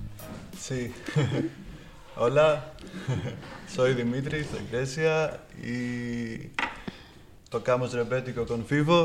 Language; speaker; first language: Spanish; non-native, learner; Greek